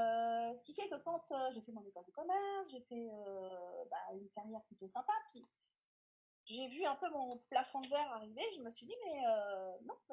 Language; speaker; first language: French; native; French